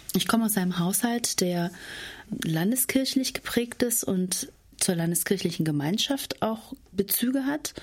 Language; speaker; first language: German; native; German